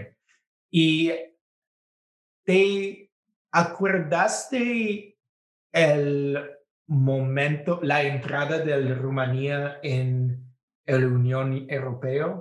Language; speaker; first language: Spanish; non-native, fluent; English